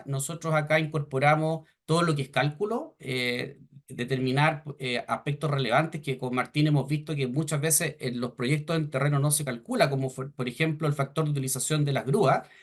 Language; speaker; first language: Spanish; native; Spanish